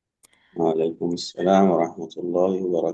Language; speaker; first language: Arabic; native; Arabic